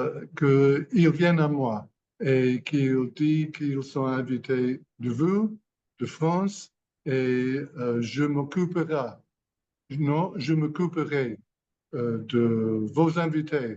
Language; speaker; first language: French; non-native, learner; English